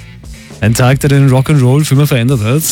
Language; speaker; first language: German; native; German